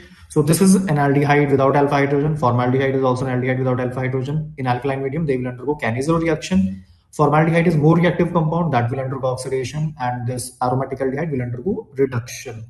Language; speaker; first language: English; non-native, local second language; Hindi